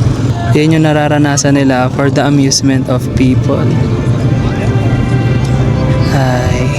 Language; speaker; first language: Filipino; native; Filipino